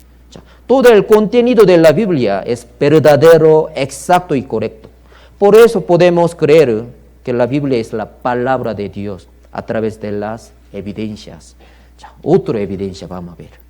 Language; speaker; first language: Spanish; non-native, learner; Korean